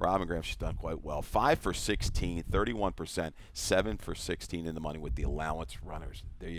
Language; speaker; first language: English; native; English